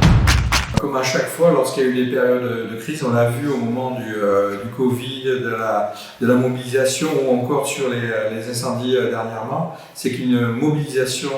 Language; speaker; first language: French; native; French